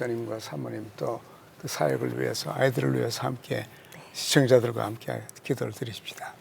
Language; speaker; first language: Korean; native; Korean